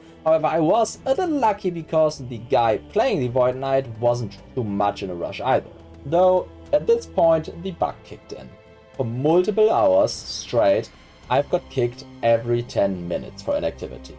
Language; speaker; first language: English; non-native, fluent; German